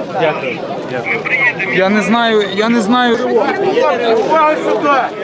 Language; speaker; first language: Ukrainian; non-native, local second language; Russian